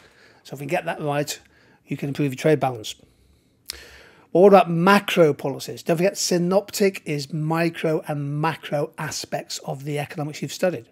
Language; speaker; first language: English; native; English